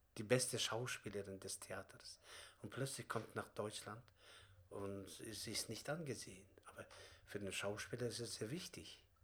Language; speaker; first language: German; non-native, fluent; Kazakh